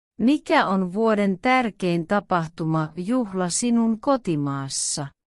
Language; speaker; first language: Finnish; non-native, learner; Vietnamese